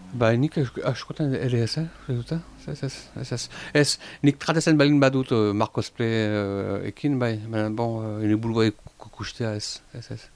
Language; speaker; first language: Basque; non-native, local second language; French